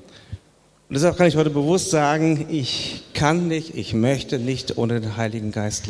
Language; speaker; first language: German; native; German